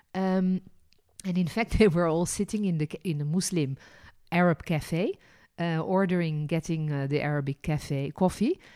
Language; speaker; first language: English; non-native, fluent; Dutch